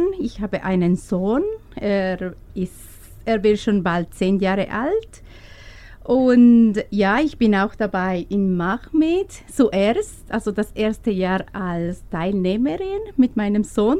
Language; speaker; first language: German; non-native, learner; Spanish